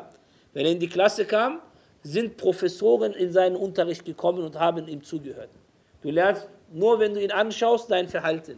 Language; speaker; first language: German; non-native, fluent; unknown